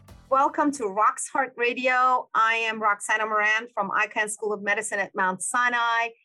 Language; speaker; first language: English; non-native, fluent; Persian